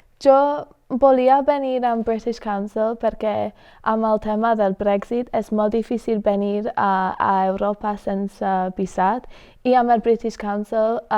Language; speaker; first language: Catalan; non-native, fluent; English